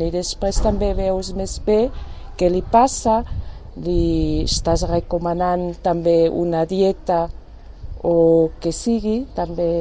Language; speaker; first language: Catalan; non-native, fluent; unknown